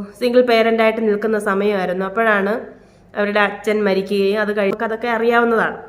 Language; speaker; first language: Malayalam; native; Malayalam